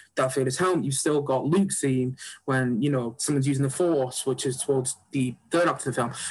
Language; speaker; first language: English; native; English